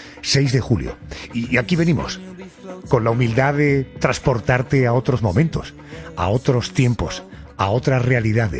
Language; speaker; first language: Spanish; native; Spanish